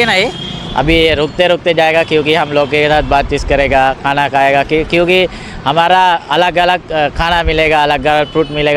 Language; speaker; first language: Hindi; non-native, learner; Sinhala